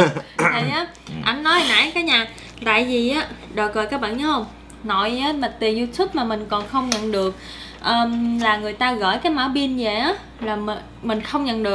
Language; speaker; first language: Vietnamese; native; Vietnamese